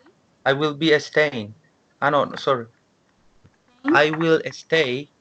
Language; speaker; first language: English; non-native, learner; Spanish